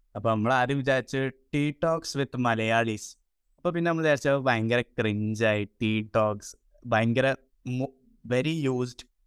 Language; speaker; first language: Malayalam; early bilingual, heritage; Malayalam